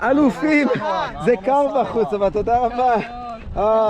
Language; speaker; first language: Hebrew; non-native, fluent; English